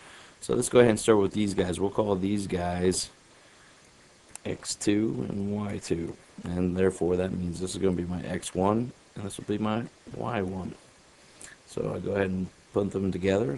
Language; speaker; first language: English; native; English